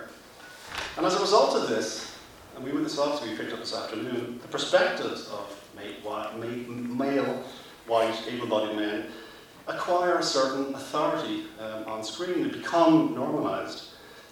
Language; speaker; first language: English; native; English